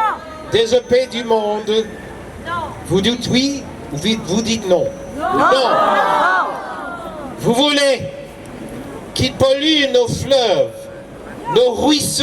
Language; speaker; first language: French; non-native, fluent; English